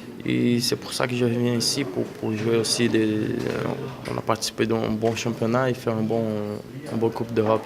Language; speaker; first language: French; non-native, fluent; Portuguese